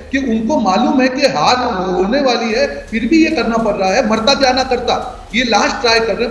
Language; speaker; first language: Hindi; non-native, local second language; Gujarati